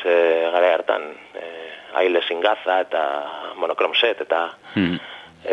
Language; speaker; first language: Basque; native; Basque